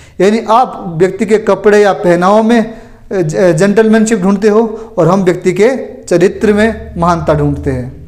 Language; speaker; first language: Hindi; native; Hindi